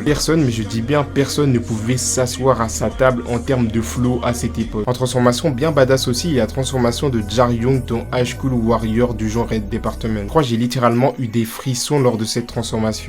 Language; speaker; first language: French; native; French